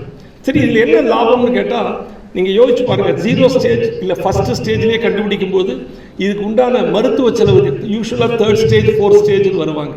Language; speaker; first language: Tamil; native; Tamil